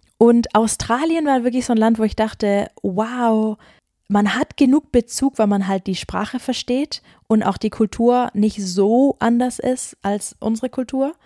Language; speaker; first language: German; native; German